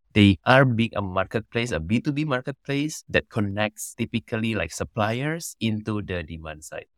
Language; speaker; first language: English; non-native, fluent; Indonesian